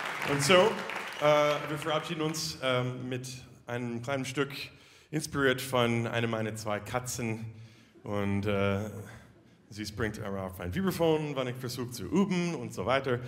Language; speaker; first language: German; non-native, fluent; English